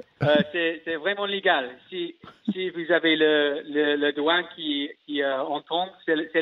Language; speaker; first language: French; non-native, learner; English